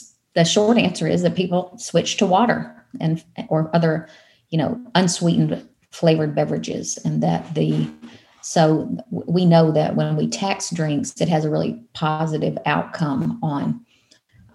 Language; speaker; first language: English; native; English